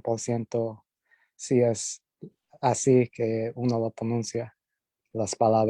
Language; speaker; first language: Spanish; early bilingual, heritage; Spanish